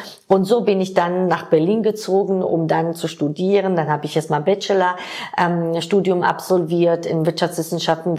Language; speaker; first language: German; non-native, fluent; Georgian